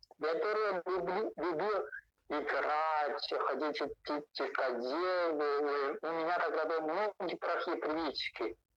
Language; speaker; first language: Russian; non-native, learner; Chinese